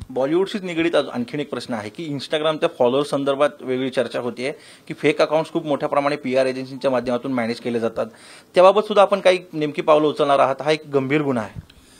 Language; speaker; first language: Marathi; native; Marathi